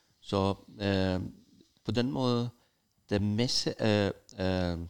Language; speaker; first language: Danish; non-native, fluent; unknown